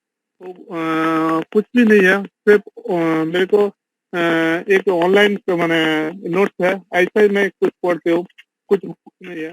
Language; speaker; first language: Hindi; non-native, local second language; Bangla